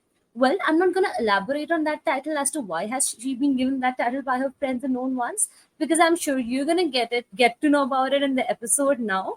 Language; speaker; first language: English; non-native, local second language; Hindi